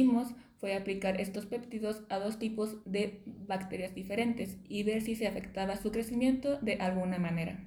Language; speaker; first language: Spanish; native; Spanish